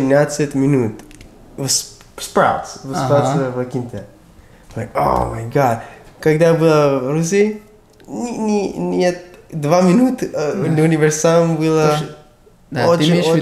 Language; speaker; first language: Russian; non-native, learner; English